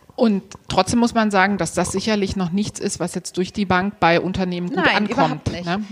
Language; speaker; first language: German; native; German